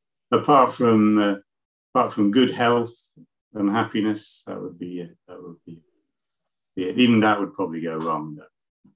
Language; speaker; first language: English; native; English